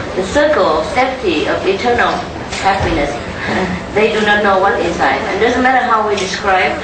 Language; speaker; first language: English; non-native, fluent; Vietnamese